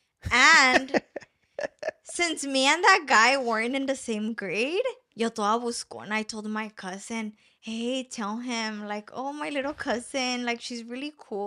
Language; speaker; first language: English; early bilingual, other home language; Spanish